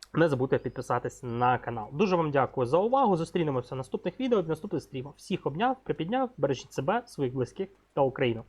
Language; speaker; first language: Ukrainian; non-native, local second language; Russian